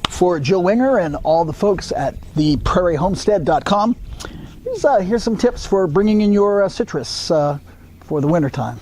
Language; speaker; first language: English; native; English